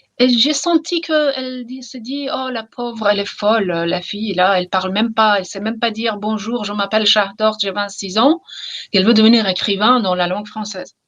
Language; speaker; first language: French; non-native, fluent; Persian